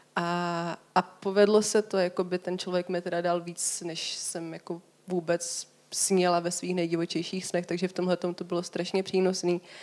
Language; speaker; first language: Czech; native; Czech